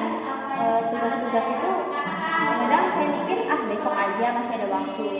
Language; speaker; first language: Indonesian; native; Indonesian